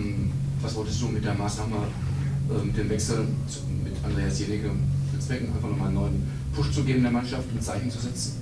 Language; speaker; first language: German; native; German